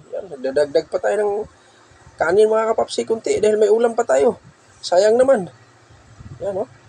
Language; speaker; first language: Filipino; non-native, local second language; Cebuano